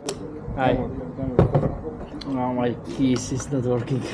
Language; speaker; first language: English; non-native, learner; Czech